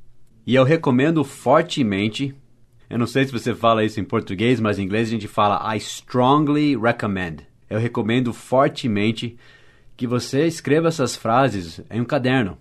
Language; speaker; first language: Portuguese; non-native, fluent; English